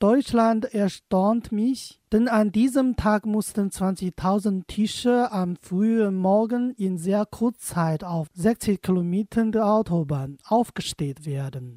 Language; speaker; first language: German; non-native, fluent; Chinese